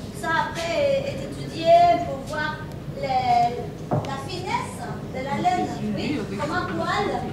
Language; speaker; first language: French; non-native, fluent; Spanish